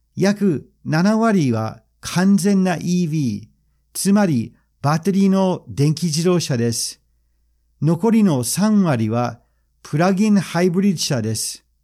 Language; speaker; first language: Japanese; non-native, fluent; English